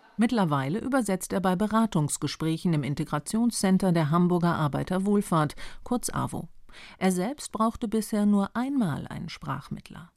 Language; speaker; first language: German; native; German